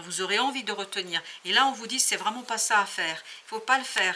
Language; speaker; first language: French; native; French